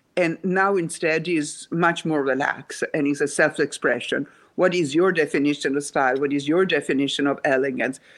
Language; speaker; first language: English; non-native, fluent; Italian